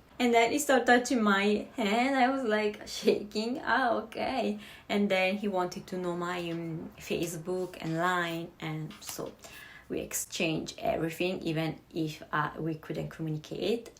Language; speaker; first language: English; non-native, fluent; Italian